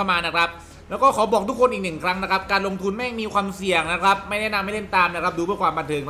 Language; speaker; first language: Thai; native; Thai